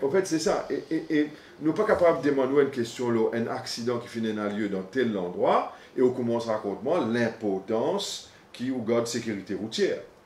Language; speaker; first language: French; non-native, local second language; Morisyen